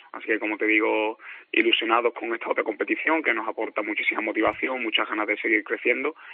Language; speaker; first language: Spanish; native; Spanish